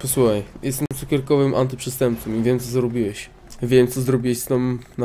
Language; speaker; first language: Polish; native; Polish